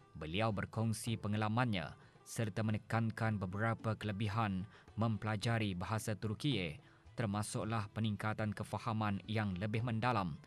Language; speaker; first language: Malay; native; Malay